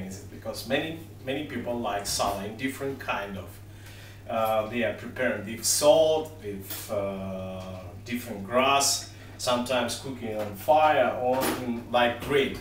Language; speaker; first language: English; non-native, learner; Ukrainian